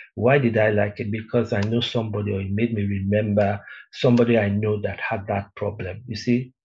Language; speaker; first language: English; native; English